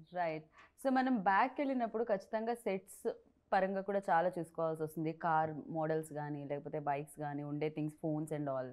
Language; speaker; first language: Telugu; native; Telugu